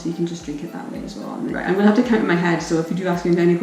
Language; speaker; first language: English; native; English